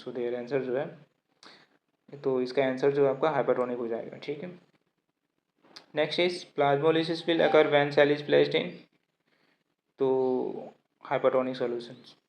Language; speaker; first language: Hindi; native; Hindi